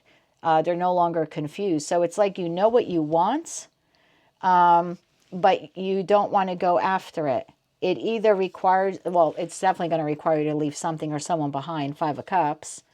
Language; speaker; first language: English; native; English